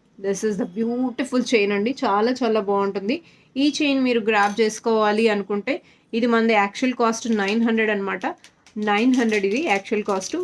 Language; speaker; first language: Telugu; native; Telugu